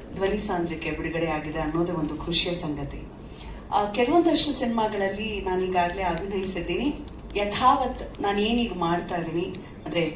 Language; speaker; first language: Kannada; native; Kannada